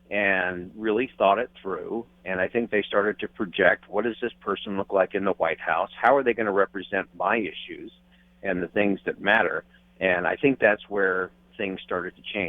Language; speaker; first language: English; native; English